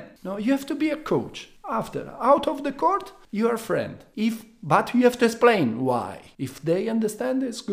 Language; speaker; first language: English; non-native, learner; Italian